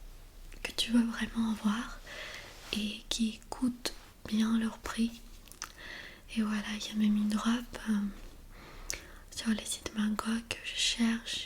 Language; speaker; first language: French; non-native, fluent; Armenian